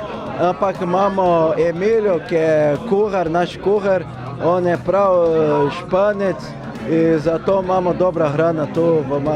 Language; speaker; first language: Slovenian; non-native, learner; Portuguese